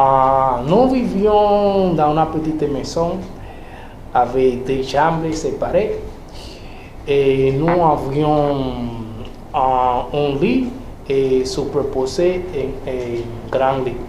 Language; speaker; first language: French; non-native, learner; Spanish